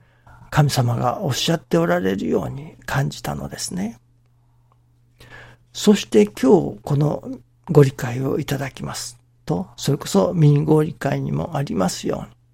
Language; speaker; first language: Japanese; native; Japanese